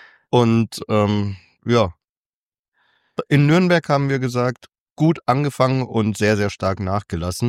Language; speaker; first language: German; native; German